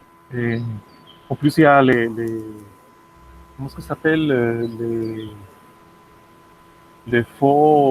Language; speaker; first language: French; non-native, fluent; Spanish